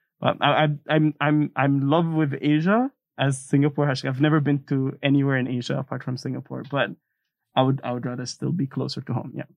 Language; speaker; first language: English; non-native, fluent; Arabic